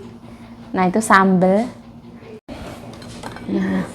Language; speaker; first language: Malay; non-native, local second language; Javanese